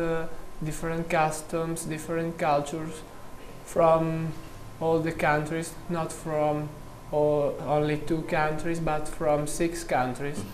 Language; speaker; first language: English; non-native, learner; Italian